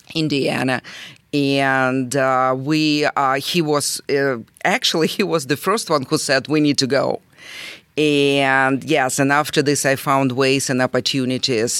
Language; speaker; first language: English; non-native, fluent; Russian